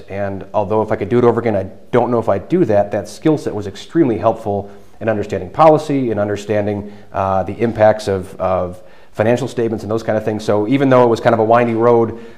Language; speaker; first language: English; native; English